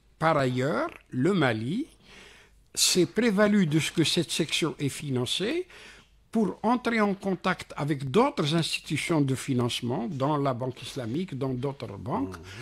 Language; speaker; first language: French; non-native, local second language; Arabic